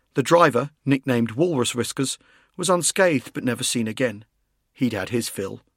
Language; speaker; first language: English; native; English